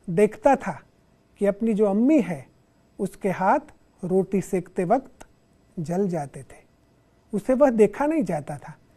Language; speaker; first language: Hindi; non-native, local second language; Gujarati